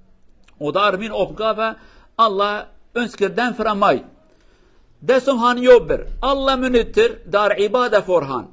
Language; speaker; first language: Swedish; non-native, learner; Kurdish